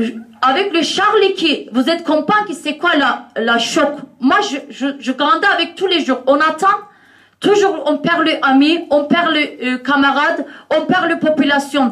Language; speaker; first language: French; non-native, learner; Kurdish